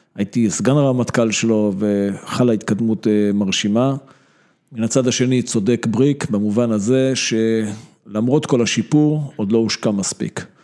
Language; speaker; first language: Hebrew; native; Hebrew